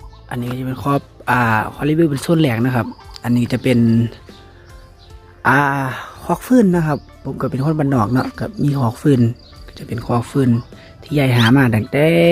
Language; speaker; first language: Thai; non-native, local second language; Northeastern Thai